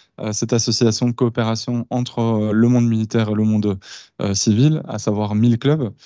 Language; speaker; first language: French; native; French